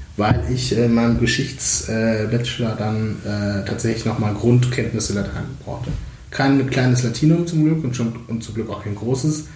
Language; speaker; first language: German; native; German